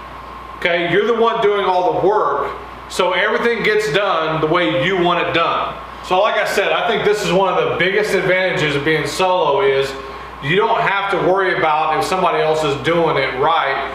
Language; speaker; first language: English; native; English